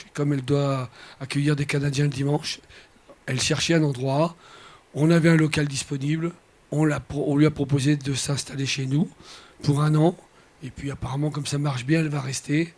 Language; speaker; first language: French; native; French